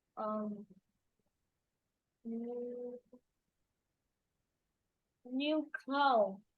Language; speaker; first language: English; non-native, learner; Vietnamese